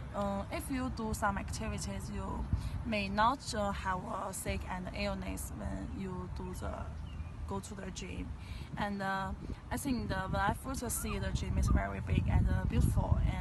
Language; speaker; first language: English; non-native, learner; Chinese